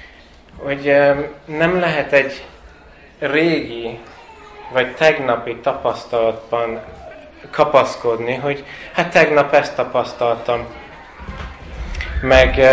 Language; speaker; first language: Hungarian; non-native, fluent; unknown